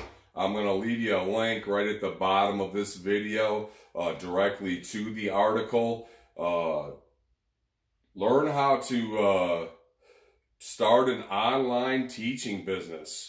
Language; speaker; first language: English; native; English